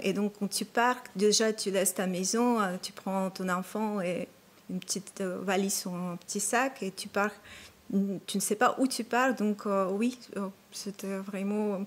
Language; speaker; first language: French; non-native, fluent; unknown